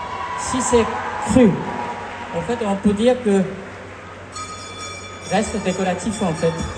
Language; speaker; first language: French; non-native, fluent; Japanese